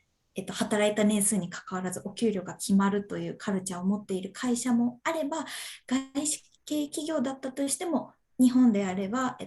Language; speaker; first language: Japanese; native; Japanese